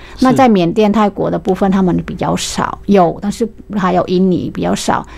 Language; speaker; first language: Chinese; non-native, fluent; Vietnamese